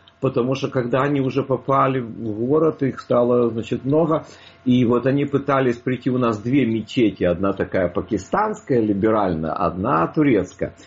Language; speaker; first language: Russian; native; Russian